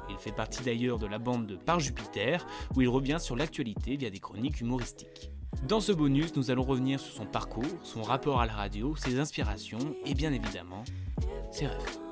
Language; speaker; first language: French; native; French